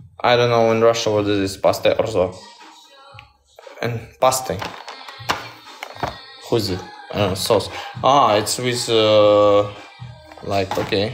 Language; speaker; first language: English; non-native, learner; Russian